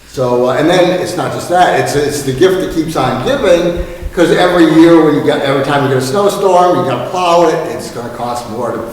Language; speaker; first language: English; native; English